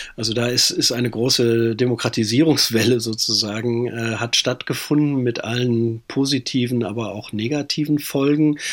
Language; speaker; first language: German; native; German